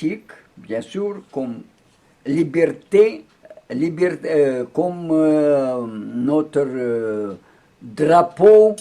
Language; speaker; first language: French; non-native, learner; Russian